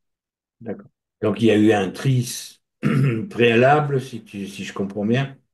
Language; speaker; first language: French; native; French